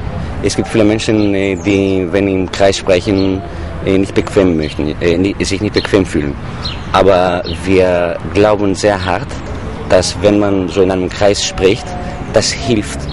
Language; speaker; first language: German; non-native, fluent; Greek